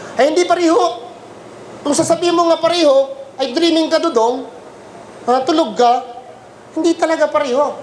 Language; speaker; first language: Filipino; non-native, local second language; Cebuano